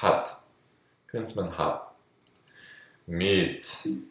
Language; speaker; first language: German; non-native, learner; English